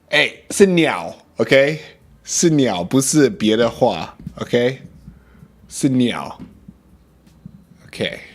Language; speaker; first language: Chinese; non-native, learner; English